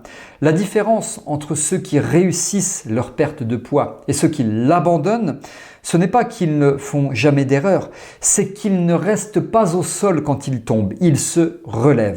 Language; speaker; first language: French; native; French